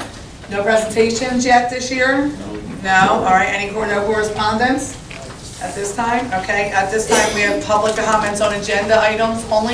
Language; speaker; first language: English; native; English